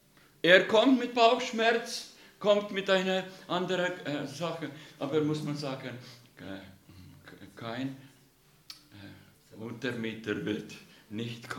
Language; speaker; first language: German; non-native, fluent; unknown